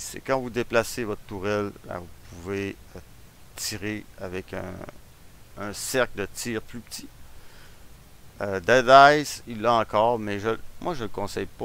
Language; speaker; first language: French; native; French